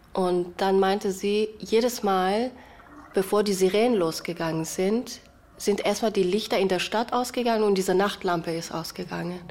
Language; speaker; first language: German; early bilingual, other home language; Persian